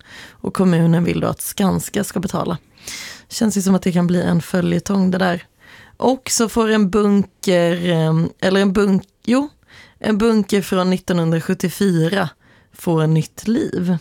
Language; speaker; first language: Swedish; native; Swedish